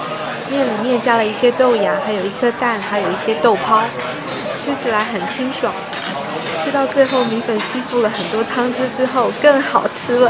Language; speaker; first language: Chinese; native; Chinese